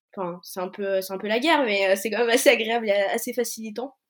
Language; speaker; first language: French; native; French